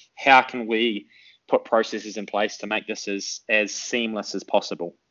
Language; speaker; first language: English; native; English